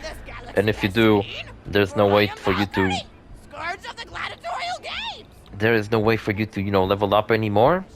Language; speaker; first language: English; non-native, fluent; Polish